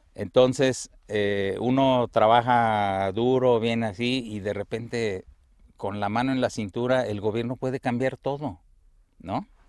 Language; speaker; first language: Spanish; native; Spanish